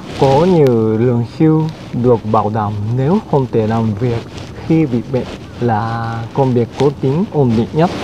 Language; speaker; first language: Vietnamese; non-native, fluent; Japanese